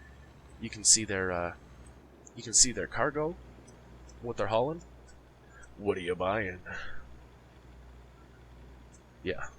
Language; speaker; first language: English; native; English